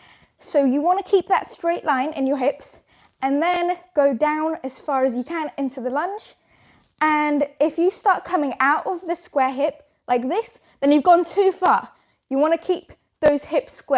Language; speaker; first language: English; native; English